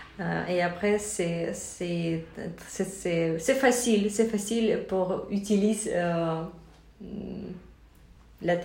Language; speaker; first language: French; non-native, learner; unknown